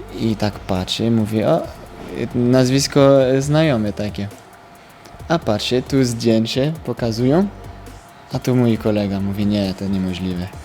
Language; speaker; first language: Polish; early bilingual, heritage; French